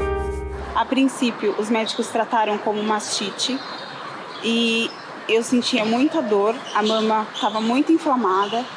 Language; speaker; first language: Portuguese; native; Portuguese